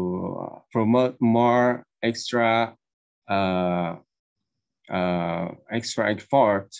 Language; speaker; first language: English; non-native, learner; Indonesian